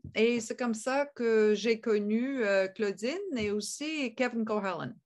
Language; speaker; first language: French; native; French